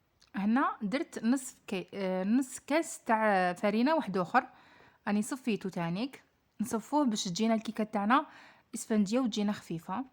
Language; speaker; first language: Arabic; native; Arabic